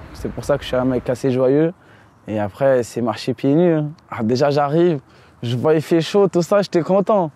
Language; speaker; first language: French; early bilingual, other home language; Portuguese